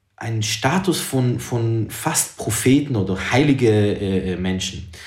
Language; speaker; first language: German; non-native, fluent; English